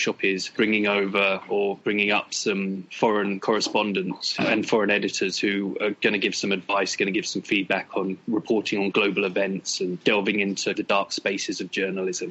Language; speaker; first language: English; native; English